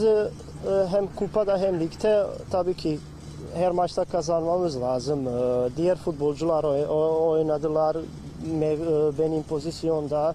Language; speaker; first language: Turkish; non-native, learner; Bosnian